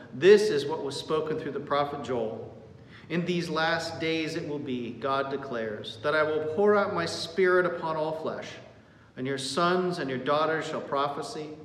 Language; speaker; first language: English; native; English